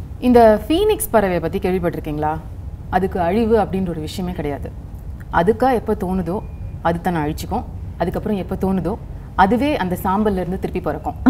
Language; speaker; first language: Tamil; native; Tamil